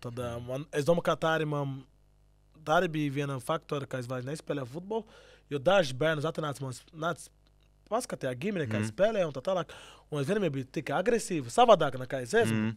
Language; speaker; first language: Latvian; non-native, learner; Portuguese